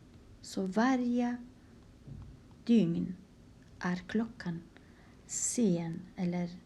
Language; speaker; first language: Swedish; non-native, fluent; Kurdish